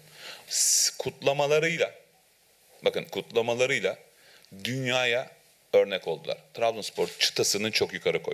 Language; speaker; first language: Turkish; native; Turkish